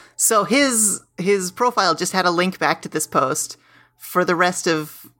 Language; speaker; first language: English; native; English